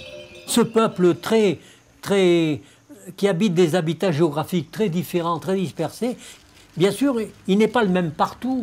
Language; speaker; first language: French; native; French